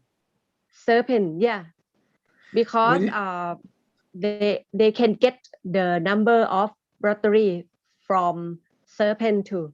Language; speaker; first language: English; non-native, learner; Thai